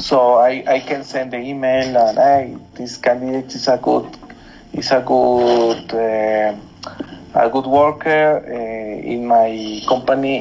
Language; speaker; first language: English; non-native, learner; Spanish